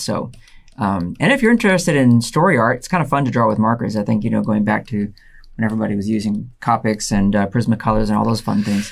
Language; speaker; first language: English; native; English